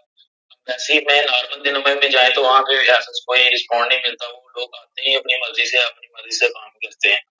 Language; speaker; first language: Urdu; native; Urdu